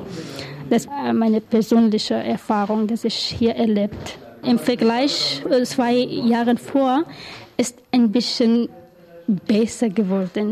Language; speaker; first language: German; non-native, learner; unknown